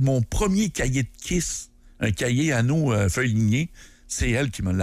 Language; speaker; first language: French; native; French